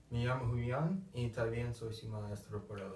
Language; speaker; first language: Spanish; non-native, learner; English